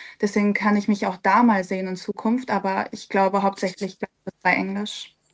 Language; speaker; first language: German; early bilingual, other home language; Serbian